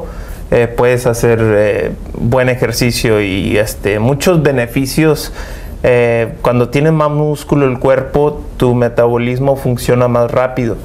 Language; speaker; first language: Spanish; early bilingual, heritage; Spanish